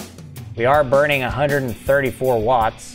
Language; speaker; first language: English; native; English